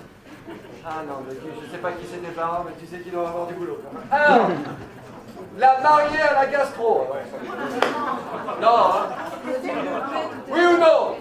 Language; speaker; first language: French; native; French